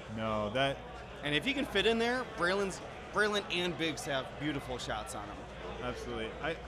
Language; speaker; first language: English; native; English